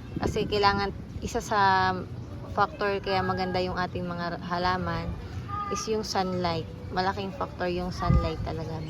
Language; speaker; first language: Filipino; native; Filipino